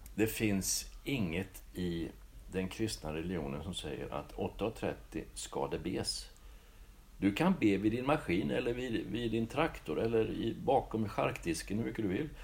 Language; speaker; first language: Swedish; native; Swedish